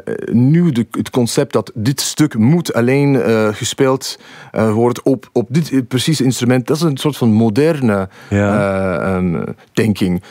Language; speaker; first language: Dutch; non-native, fluent; English